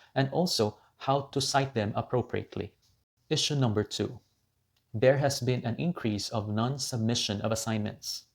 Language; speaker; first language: English; non-native, local second language; Filipino